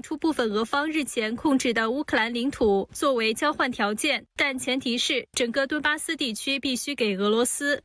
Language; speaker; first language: Chinese; native; Chinese